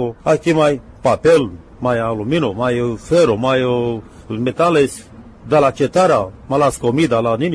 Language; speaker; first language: Spanish; non-native, learner; Romanian